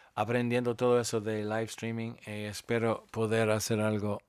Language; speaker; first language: Spanish; non-native, fluent; English